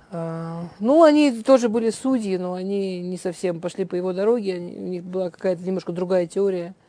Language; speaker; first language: Russian; early bilingual, heritage; Russian